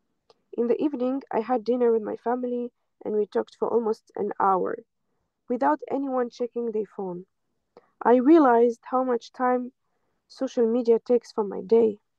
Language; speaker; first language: English; non-native, fluent; French